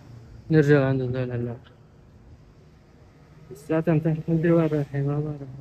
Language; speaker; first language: Arabic; native; Arabic